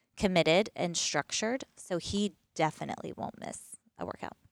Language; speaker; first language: English; native; English